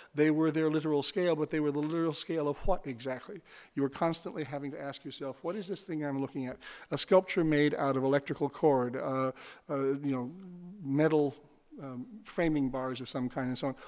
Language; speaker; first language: English; native; English